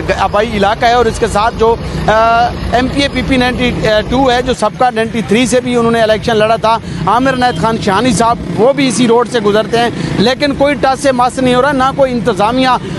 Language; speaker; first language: Urdu; non-native, local second language; Saraiki